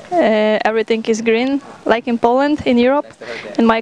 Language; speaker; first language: English; non-native, learner; Polish